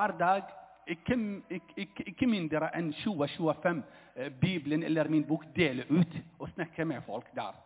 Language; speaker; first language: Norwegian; non-native, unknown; Arabic